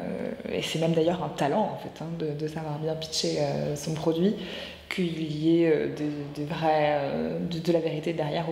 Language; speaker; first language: French; native; French